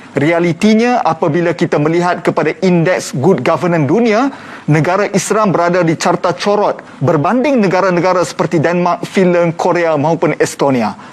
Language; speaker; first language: Malay; native; Malay